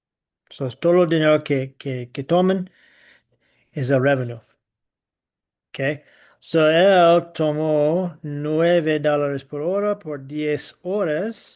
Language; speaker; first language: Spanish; non-native, fluent; English